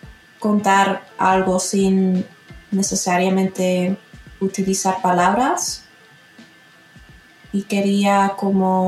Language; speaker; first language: Spanish; early bilingual, heritage; Spanish